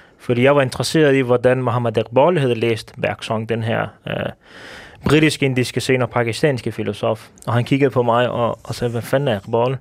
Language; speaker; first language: Danish; early bilingual, other home language; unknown